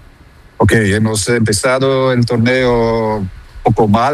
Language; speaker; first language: Spanish; non-native, fluent; Dutch